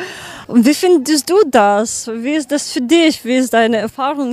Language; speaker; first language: German; non-native, learner; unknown